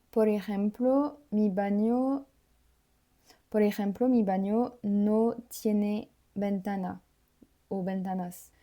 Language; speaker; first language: Spanish; non-native, learner; French